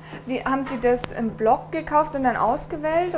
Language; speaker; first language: German; native; German